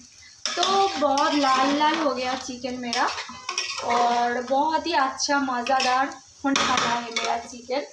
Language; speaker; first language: Hindi; non-native, local second language; Bangla